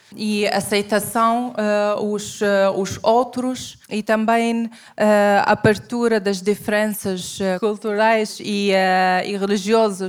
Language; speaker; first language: Portuguese; non-native, fluent; Arabic